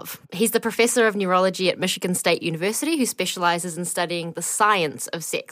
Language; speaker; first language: English; native; English